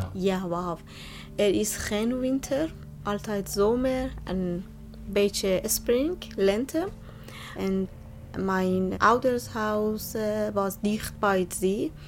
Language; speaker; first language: Dutch; non-native, learner; Persian